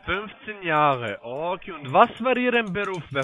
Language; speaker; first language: German; non-native, learner; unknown